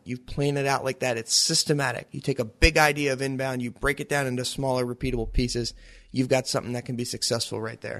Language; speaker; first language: English; native; English